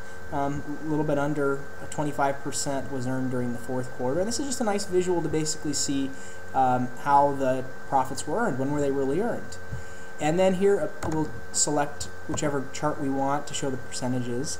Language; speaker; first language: English; native; English